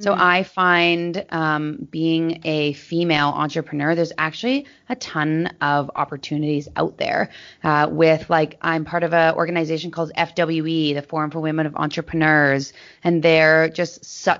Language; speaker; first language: English; native; English